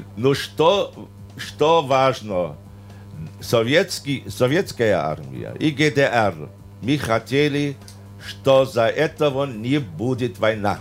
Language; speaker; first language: Russian; non-native, fluent; German